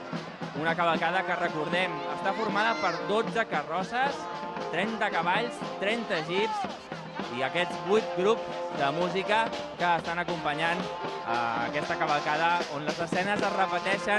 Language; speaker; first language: Catalan; native; Catalan